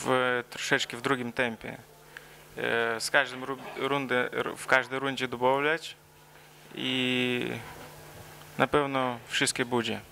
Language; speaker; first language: Polish; non-native, learner; Russian